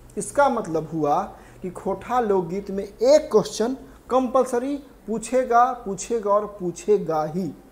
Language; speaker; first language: Hindi; native; Hindi